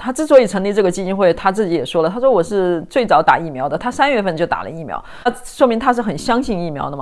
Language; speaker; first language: Chinese; native; Chinese